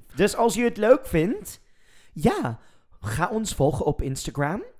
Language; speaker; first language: Dutch; non-native, fluent; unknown